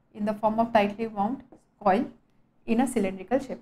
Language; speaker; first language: English; non-native, local second language; Marathi